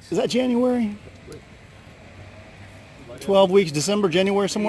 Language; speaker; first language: English; native; English